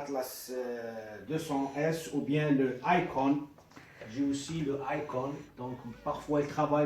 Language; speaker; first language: French; non-native, local second language; Arabic